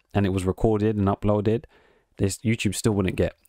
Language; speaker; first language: English; native; English